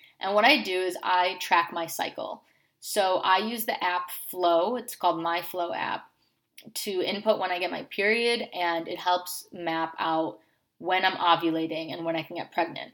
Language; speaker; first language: English; native; English